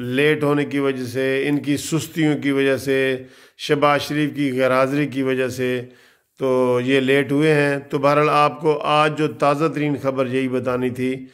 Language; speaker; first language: Urdu; native; Urdu